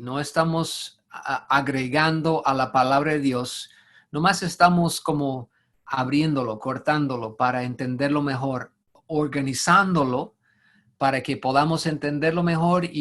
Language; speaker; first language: Spanish; non-native, fluent; English